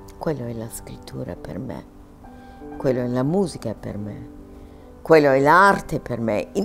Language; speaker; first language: Italian; non-native, fluent; German